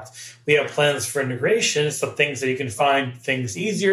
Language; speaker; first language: English; native; English